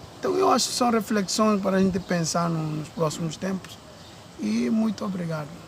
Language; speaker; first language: Portuguese; non-native, local second language; Upper Guinea Crioulo